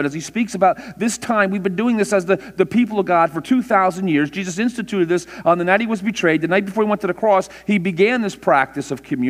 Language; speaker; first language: English; native; English